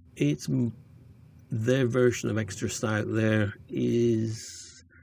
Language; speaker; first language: English; native; English